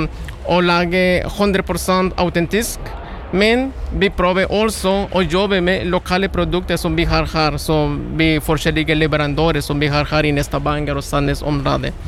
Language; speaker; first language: Norwegian; non-native, fluent; Spanish